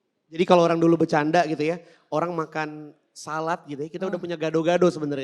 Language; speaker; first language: Indonesian; native; Indonesian